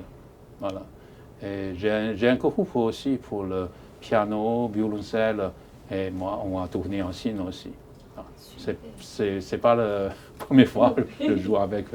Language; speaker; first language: French; non-native, learner; Chinese